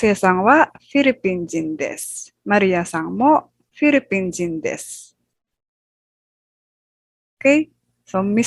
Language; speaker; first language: Japanese; non-native, fluent; Filipino